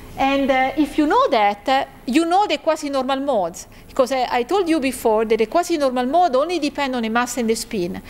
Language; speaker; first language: English; non-native, fluent; Italian